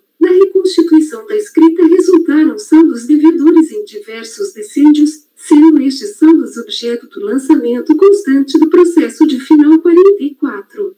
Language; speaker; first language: Portuguese; native; Portuguese